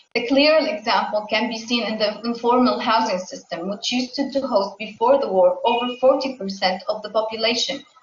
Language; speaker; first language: English; non-native, fluent; Arabic